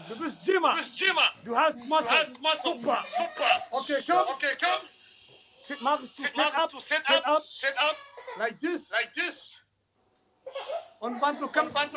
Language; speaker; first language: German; non-native, learner; Somali